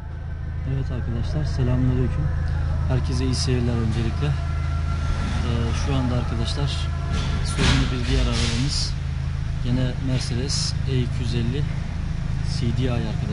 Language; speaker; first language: Turkish; native; Turkish